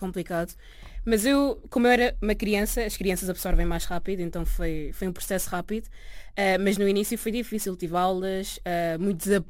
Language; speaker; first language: Portuguese; early bilingual, other home language; Arabic